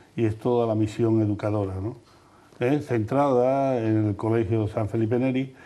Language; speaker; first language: Spanish; native; Spanish